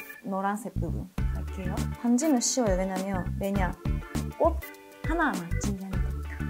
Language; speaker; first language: Korean; non-native, fluent; Japanese